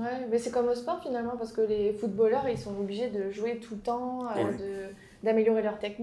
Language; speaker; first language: French; native; French